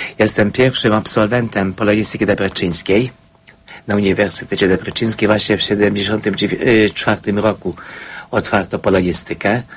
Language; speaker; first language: Polish; non-native, fluent; Hungarian